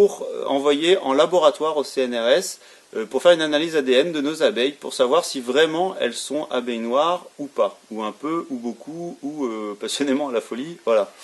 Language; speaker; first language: French; native; French